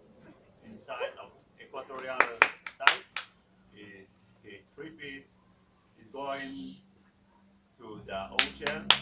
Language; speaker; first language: English; non-native, learner; Spanish